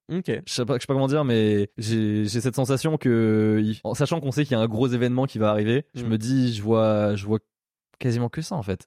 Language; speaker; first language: French; native; French